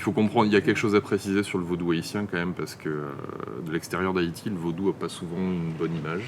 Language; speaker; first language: French; native; French